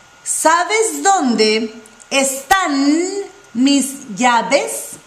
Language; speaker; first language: Spanish; non-native, fluent; English